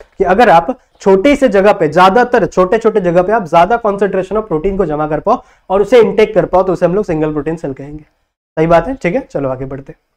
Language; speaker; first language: Hindi; native; Hindi